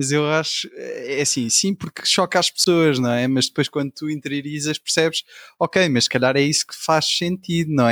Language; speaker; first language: Portuguese; native; Portuguese